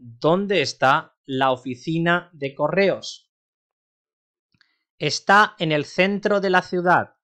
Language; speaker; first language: Spanish; non-native, fluent; Urdu